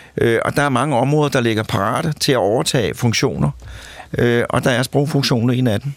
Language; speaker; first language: Danish; native; Danish